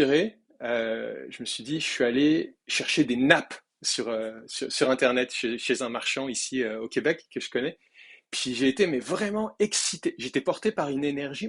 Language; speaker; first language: French; native; French